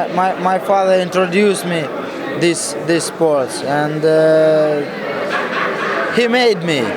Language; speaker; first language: English; non-native, learner; Russian